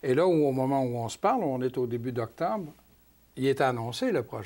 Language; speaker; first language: French; native; French